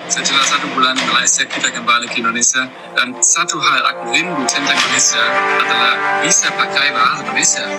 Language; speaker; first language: Indonesian; non-native, learner; English